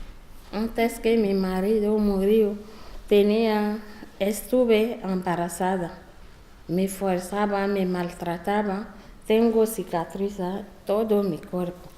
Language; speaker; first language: Spanish; non-native, learner; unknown